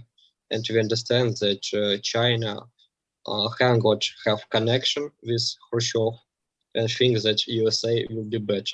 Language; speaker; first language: English; non-native, learner; Russian